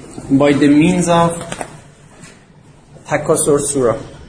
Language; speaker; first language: English; non-native, fluent; Persian